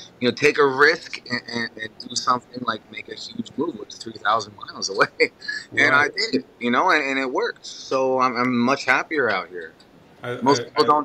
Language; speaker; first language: English; native; English